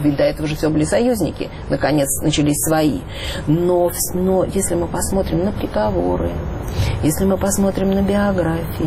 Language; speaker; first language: Russian; native; Russian